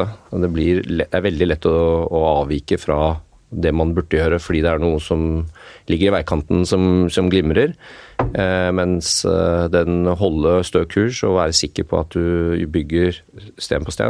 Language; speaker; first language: Norwegian; native; Norwegian